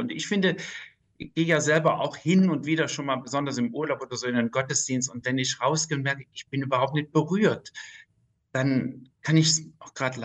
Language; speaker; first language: German; native; German